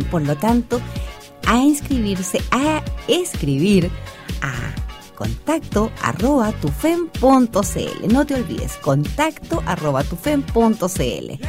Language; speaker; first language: Spanish; native; Spanish